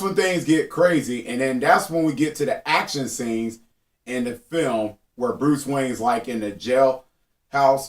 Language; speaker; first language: English; native; English